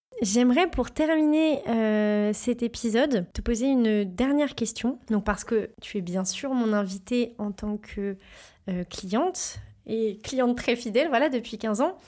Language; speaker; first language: French; native; French